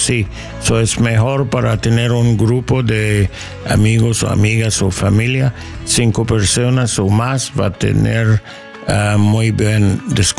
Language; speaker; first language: Spanish; non-native, learner; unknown